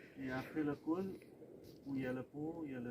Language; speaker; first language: French; non-native, fluent; Nepali